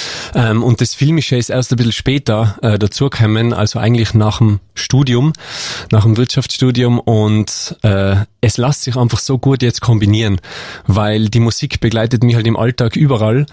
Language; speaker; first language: German; native; German